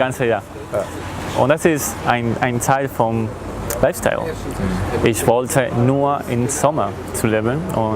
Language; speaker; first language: German; non-native, learner; Spanish